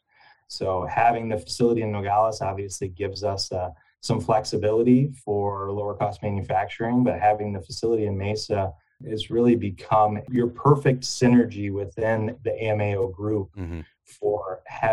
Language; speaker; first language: English; native; English